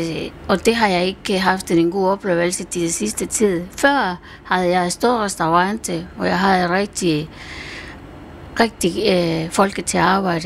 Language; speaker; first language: Danish; non-native, fluent; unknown